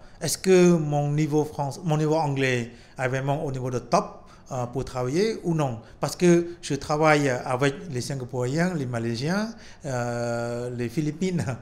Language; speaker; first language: French; non-native, fluent; Khmer